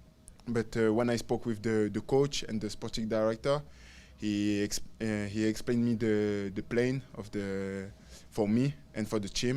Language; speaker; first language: English; non-native, learner; French